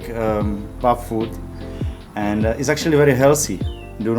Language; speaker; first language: English; non-native, learner; Czech